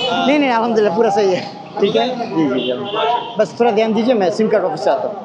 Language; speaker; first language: Hindi; non-native, learner; Bangla